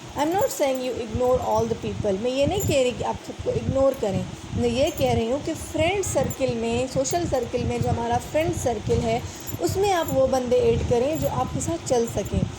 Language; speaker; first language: Urdu; non-native, local second language; Sindhi